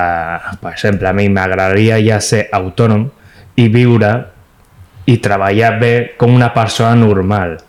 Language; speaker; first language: Catalan; non-native, local second language; Spanish